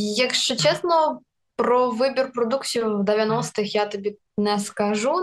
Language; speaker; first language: Ukrainian; non-native, local second language; Russian